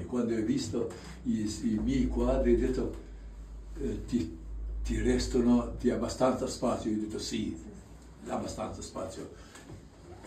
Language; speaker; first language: Italian; non-native, learner; Albanian